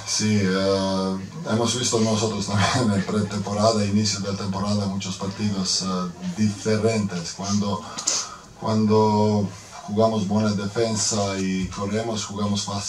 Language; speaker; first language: Spanish; non-native, fluent; Croatian